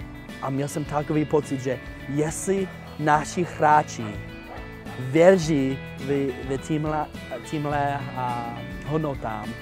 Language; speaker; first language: Czech; non-native, fluent; English